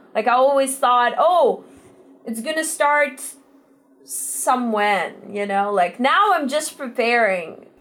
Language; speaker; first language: English; non-native, fluent; Russian